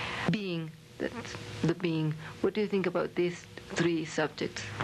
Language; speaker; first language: English; non-native, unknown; Spanish